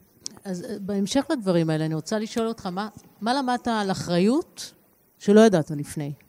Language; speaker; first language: Hebrew; native; Hebrew